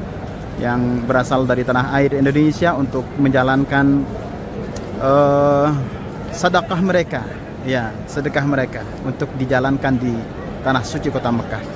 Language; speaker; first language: Indonesian; native; Indonesian